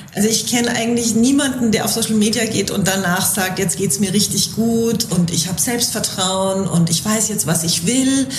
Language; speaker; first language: German; native; German